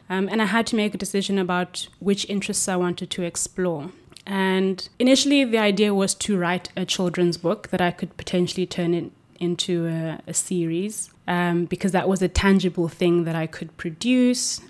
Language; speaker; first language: English; non-native, local second language; Xhosa